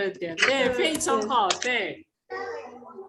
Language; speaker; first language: Chinese; non-native, fluent; Indonesian